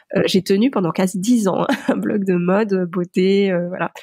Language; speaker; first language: French; native; French